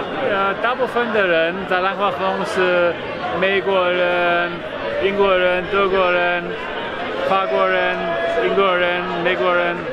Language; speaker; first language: Chinese; non-native, fluent; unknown